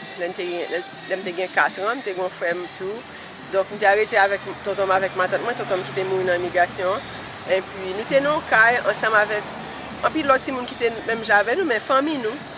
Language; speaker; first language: Haitian Creole; native; Haitian Creole